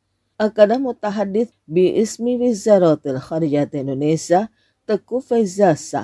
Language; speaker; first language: Arabic; non-native, fluent; Indonesian